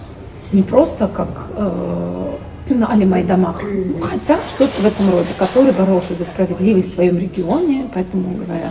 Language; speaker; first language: Russian; native; Russian